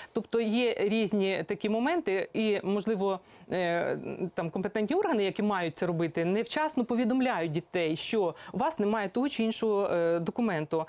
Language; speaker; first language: Ukrainian; native; Ukrainian